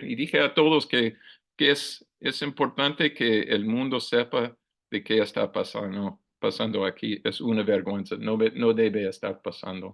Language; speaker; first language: Spanish; non-native, learner; English